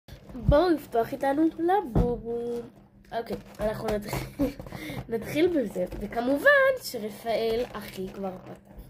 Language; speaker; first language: Hebrew; native; Hebrew